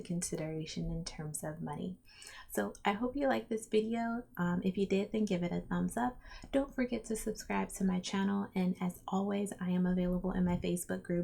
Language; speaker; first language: English; native; English